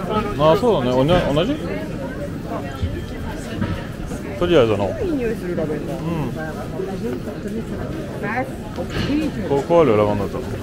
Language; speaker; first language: Japanese; non-native, learner; French